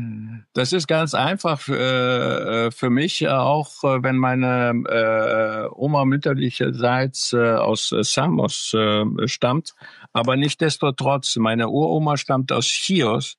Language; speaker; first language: German; early bilingual, other home language; Greek